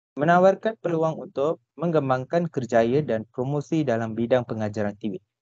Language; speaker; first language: Malay; non-native, local second language; Tamil